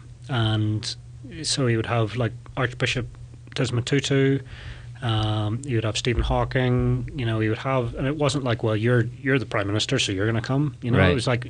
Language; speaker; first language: English; native; English